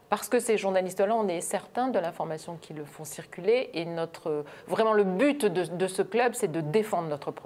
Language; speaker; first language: French; native; French